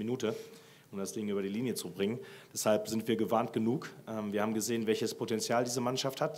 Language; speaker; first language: German; native; German